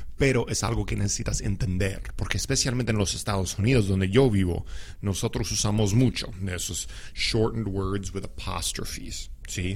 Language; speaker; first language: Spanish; non-native, fluent; English